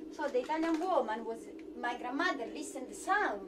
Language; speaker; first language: English; non-native, learner; Italian